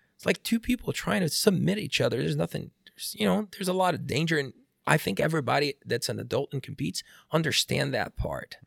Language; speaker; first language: English; non-native, fluent; Portuguese